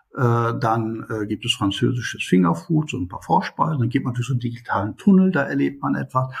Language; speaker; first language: German; native; German